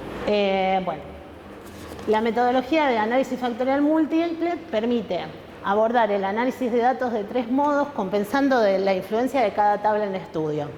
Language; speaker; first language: Spanish; native; Spanish